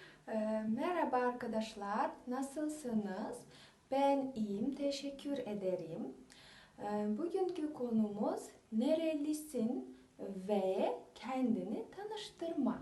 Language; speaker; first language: Turkish; non-native, fluent; Kazakh